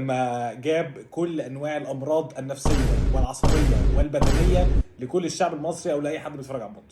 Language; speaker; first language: Arabic; native; Arabic